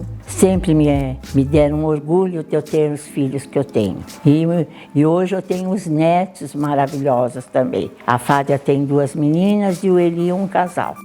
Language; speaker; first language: Portuguese; early bilingual, other home language; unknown